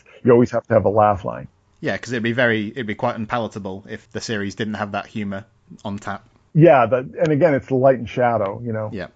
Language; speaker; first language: English; native; English